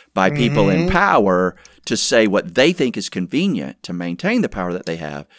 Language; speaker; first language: English; native; English